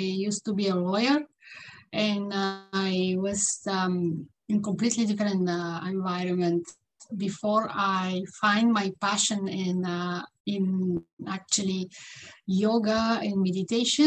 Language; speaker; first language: English; non-native, fluent; Bulgarian